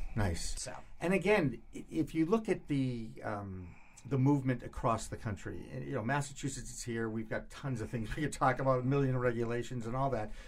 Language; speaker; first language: English; native; English